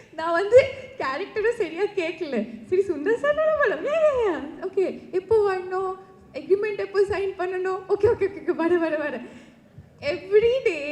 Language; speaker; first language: Tamil; non-native, learner; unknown